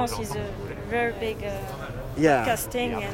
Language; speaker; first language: English; non-native, learner; French